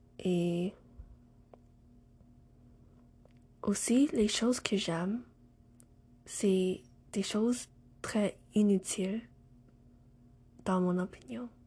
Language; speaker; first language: French; non-native, learner; English